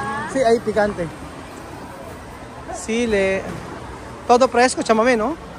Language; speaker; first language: Spanish; non-native, learner; Filipino